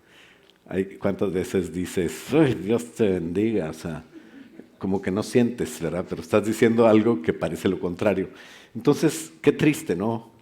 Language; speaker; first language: Spanish; native; Spanish